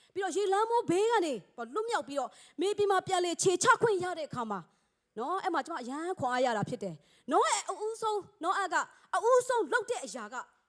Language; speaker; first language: Burmese; non-native, local second language; S'gaw Karen